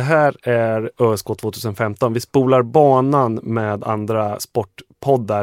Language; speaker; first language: Swedish; native; Swedish